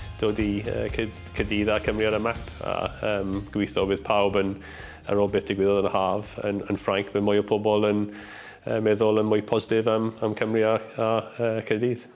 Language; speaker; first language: Welsh; non-native, local second language; English